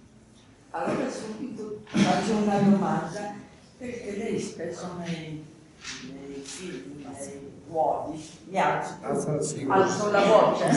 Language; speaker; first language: Italian; non-native, fluent; Polish